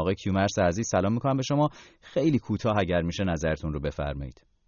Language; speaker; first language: Persian; native; Persian